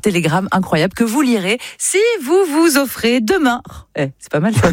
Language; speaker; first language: French; native; French